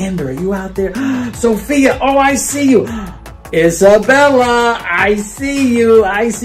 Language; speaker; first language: English; native; English